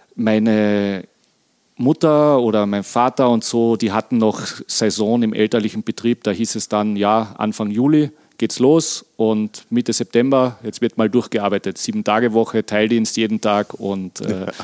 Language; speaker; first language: German; native; German